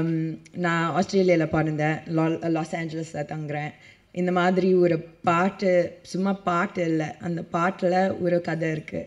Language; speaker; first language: Tamil; early bilingual, heritage; Tamil